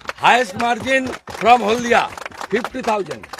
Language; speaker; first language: Hindi; non-native, local second language; Bangla